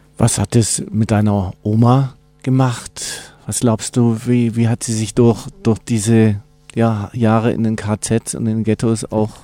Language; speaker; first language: German; native; German